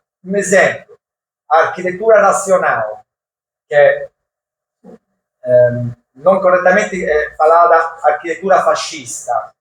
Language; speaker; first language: Portuguese; non-native, learner; Italian